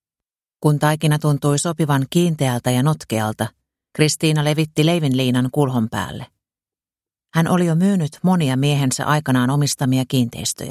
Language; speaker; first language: Finnish; native; Finnish